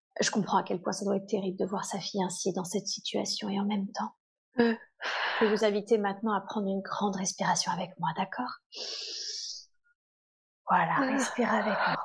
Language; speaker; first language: French; native; French